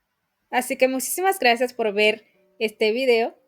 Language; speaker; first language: Spanish; non-native, fluent; English